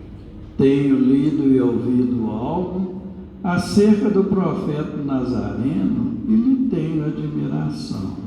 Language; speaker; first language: Portuguese; native; Portuguese